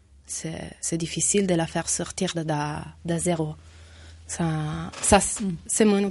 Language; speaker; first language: French; non-native, fluent; Italian